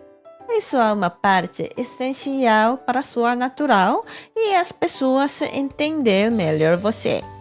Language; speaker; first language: Portuguese; non-native, fluent; Korean